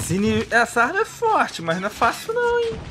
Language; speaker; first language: Portuguese; native; Portuguese